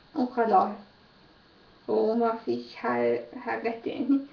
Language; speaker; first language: Arabic; non-native, learner; Ukrainian